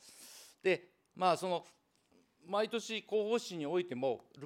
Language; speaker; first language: Japanese; native; Japanese